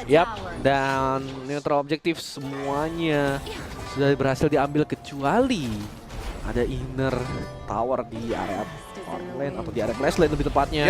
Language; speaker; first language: Indonesian; native; Indonesian